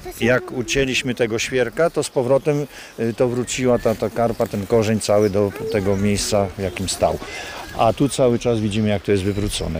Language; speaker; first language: Polish; native; Polish